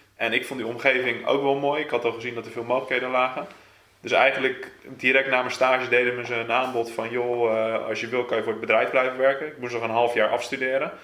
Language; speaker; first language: Dutch; native; Dutch